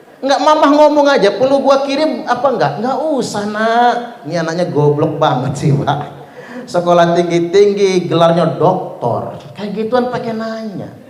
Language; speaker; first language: Indonesian; non-native, local second language; Malay